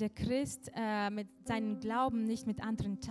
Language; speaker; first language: German; non-native, fluent; Russian